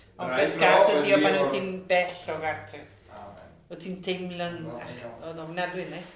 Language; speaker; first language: Welsh; early bilingual, heritage; Welsh